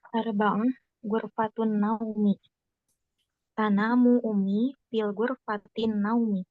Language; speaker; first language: Arabic; non-native, learner; Indonesian